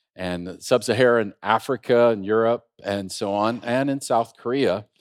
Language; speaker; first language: English; native; English